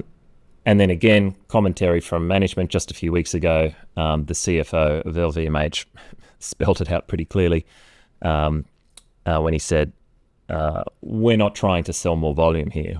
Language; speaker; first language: English; native; English